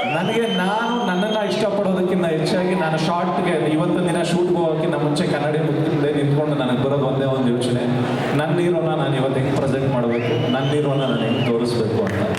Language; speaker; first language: Kannada; native; Kannada